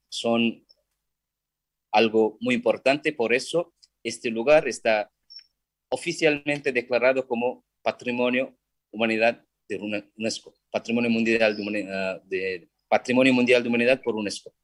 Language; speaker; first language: Spanish; non-native, fluent; Sinhala